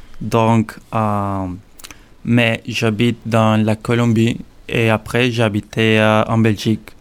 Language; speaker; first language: French; non-native, learner; Spanish